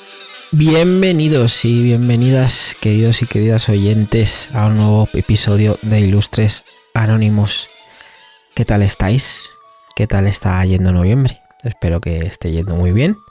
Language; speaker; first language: Spanish; native; Spanish